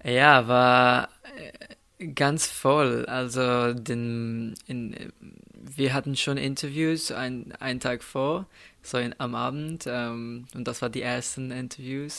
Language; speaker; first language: German; non-native, fluent; Slovenian